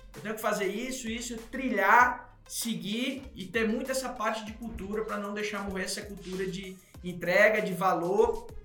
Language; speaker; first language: Portuguese; native; Portuguese